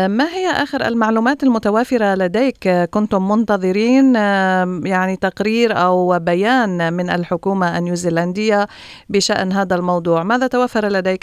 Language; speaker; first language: Arabic; native; Arabic